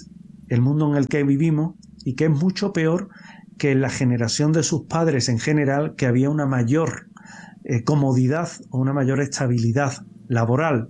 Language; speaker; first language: Spanish; native; Spanish